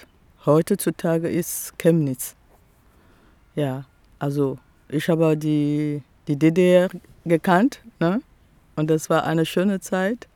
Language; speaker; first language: German; non-native, fluent; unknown